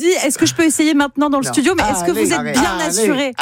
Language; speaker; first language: French; native; French